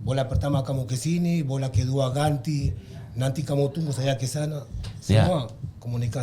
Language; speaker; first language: Indonesian; non-native, learner; Spanish